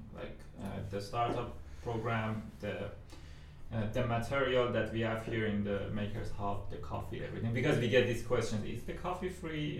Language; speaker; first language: English; non-native, fluent; Persian